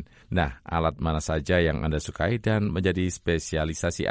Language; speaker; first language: Indonesian; native; Indonesian